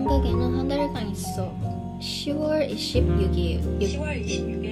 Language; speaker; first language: Korean; non-native, learner; Japanese